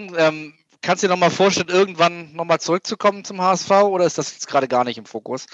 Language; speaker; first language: German; native; German